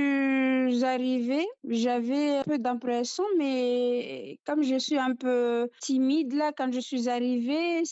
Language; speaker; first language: French; non-native, local second language; Comorian